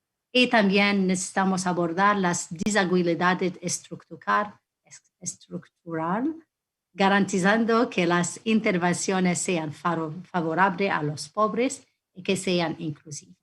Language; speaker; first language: Spanish; non-native, fluent; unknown